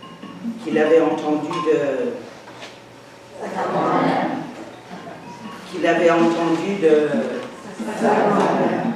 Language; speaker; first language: French; native; French